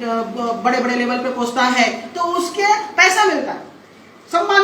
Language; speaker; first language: Hindi; non-native, local second language; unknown